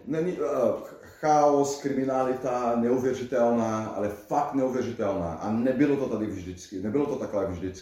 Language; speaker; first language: Czech; non-native, fluent; Portuguese